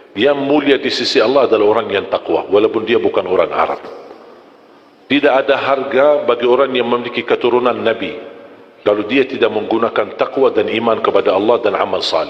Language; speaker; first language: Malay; non-native, fluent; Arabic